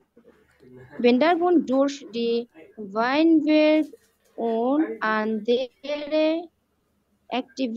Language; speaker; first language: German; non-native, learner; Bangla